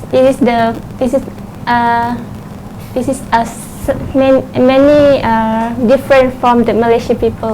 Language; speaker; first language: English; non-native, learner; Thai